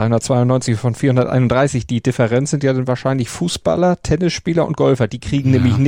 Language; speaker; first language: German; native; German